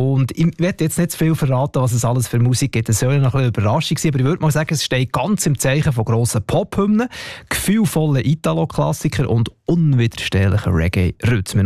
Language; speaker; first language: German; native; German